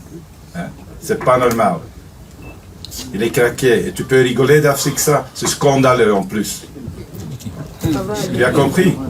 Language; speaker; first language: French; non-native, fluent; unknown